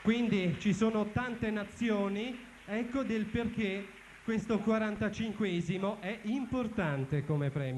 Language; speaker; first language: Italian; native; Italian